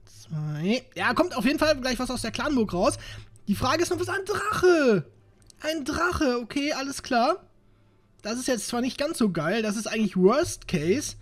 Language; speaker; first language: German; native; German